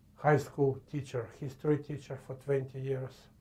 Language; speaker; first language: English; non-native, fluent; Russian